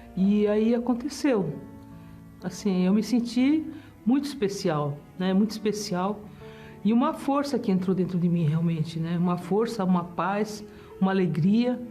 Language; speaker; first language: Portuguese; early bilingual, other home language; German